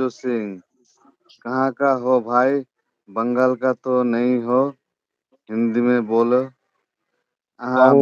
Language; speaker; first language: Hindi; non-native, local second language; Bangla